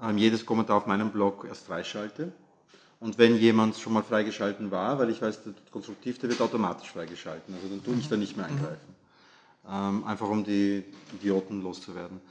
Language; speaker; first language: German; native; German